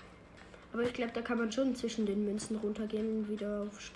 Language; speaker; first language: German; native; German